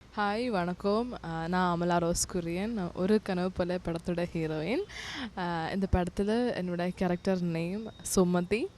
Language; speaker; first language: Tamil; non-native, learner; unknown